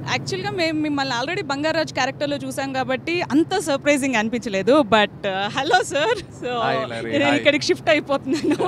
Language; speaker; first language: Telugu; native; Telugu